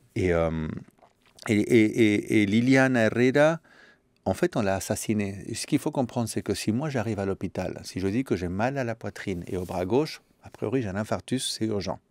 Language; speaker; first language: French; early bilingual, other home language; Spanish